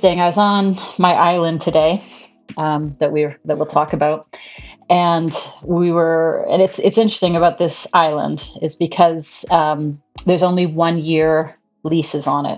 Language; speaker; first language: English; native; English